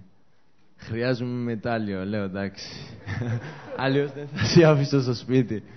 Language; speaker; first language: Greek; non-native, fluent; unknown